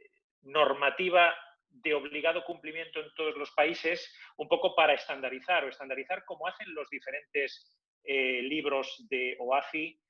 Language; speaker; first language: Spanish; native; Spanish